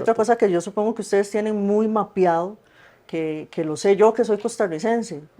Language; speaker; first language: Spanish; native; Spanish